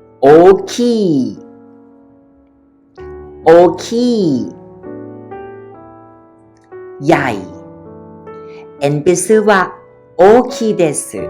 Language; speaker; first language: Japanese; non-native, fluent; Thai